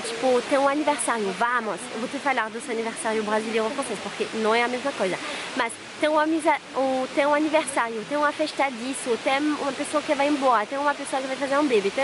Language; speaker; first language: Portuguese; non-native, fluent; French